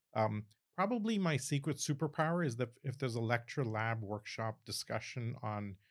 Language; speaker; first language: English; early bilingual, other home language; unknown